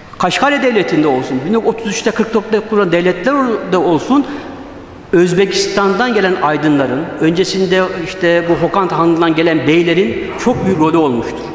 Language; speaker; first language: Turkish; early bilingual, other home language; Uyghur